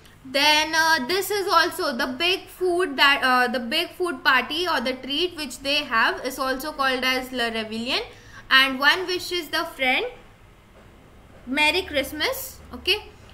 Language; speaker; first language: English; non-native, local second language; Hindi